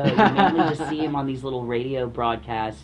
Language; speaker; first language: English; native; English